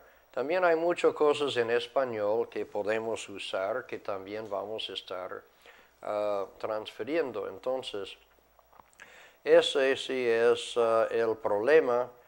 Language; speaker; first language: Spanish; non-native, fluent; English